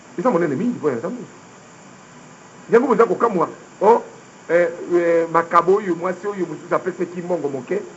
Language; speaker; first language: Lingala; native; Lingala